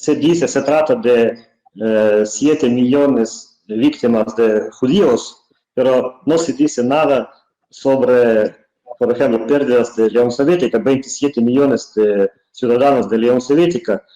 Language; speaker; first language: Spanish; non-native, fluent; Russian